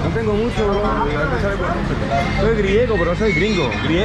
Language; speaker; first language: Spanish; non-native, fluent; Greek